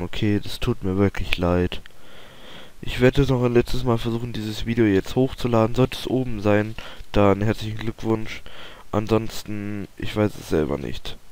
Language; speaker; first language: German; native; German